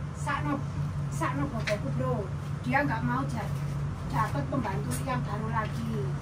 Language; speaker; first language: Indonesian; non-native, local second language; Javanese